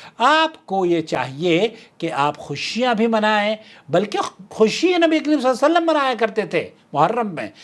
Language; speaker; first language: Urdu; native; Urdu